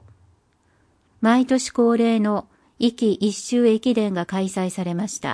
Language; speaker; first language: Japanese; native; Japanese